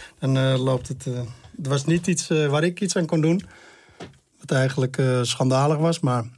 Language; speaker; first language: Dutch; native; Dutch